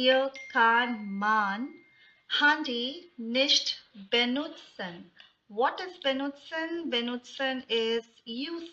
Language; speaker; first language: German; non-native, fluent; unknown